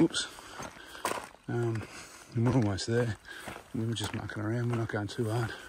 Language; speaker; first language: English; native; English